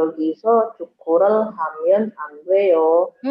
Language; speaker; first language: Korean; non-native, learner; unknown